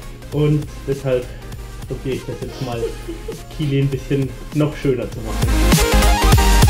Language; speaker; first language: German; native; German